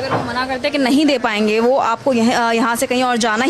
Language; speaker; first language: Hindi; native; Hindi